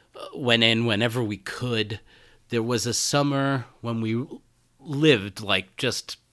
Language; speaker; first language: English; native; English